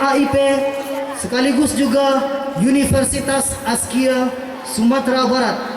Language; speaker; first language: Indonesian; native; Indonesian